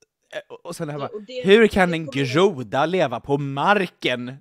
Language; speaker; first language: Swedish; native; Swedish